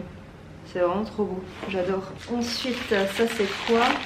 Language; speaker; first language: French; native; French